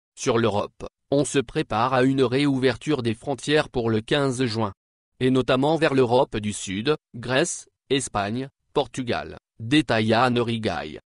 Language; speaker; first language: French; non-native, local second language; Arabic